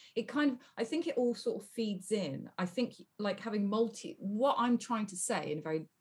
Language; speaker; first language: English; native; English